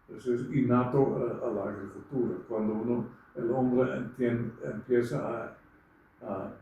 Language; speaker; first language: Spanish; non-native, fluent; Dutch